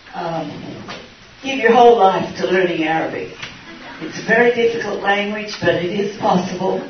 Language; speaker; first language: English; native; English